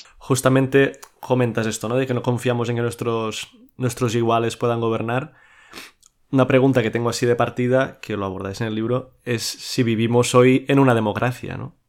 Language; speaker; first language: Spanish; non-native, local second language; Catalan